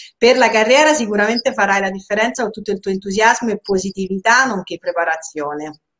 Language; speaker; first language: Italian; native; Italian